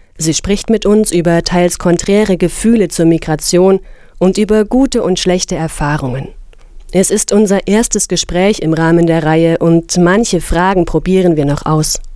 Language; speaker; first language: German; native; German